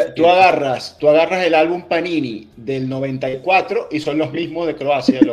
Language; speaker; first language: Spanish; native; Spanish